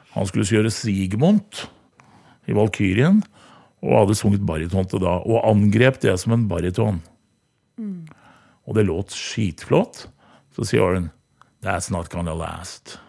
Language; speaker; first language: Norwegian; native; Norwegian